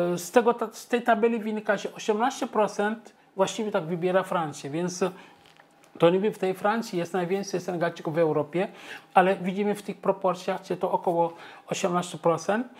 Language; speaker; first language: Polish; non-native, fluent; Wolof